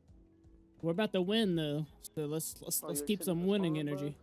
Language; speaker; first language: English; native; English